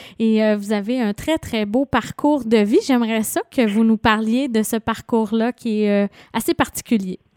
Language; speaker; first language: French; native; French